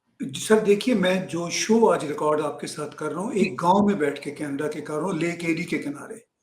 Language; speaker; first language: Urdu; non-native, local second language; Punjabi